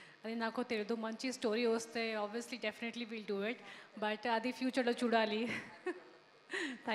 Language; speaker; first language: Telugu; non-native, learner; Hindi